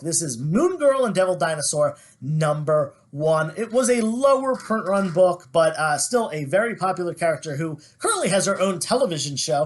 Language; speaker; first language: English; native; English